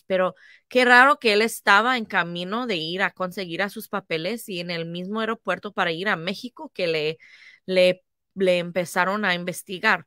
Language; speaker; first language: Spanish; non-native, fluent; English